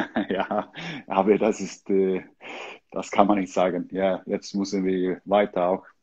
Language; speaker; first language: German; non-native, learner; Icelandic